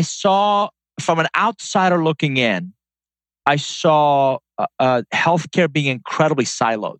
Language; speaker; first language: English; non-native, fluent; Persian